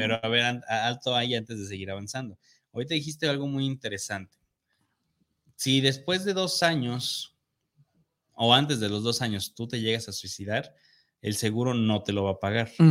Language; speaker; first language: Spanish; native; Spanish